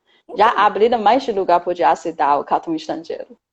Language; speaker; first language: Portuguese; non-native, fluent; Chinese